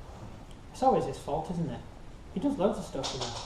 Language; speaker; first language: English; native; English